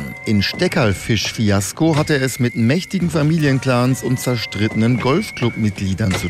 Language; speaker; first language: German; native; German